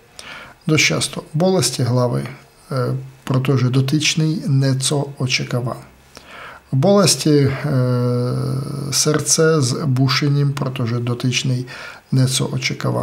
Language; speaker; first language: Czech; non-native, fluent; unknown